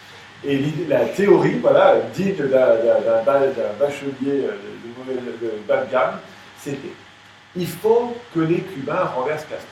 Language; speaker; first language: French; native; French